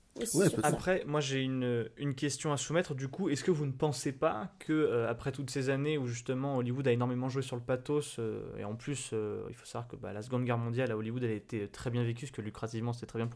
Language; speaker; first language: French; native; French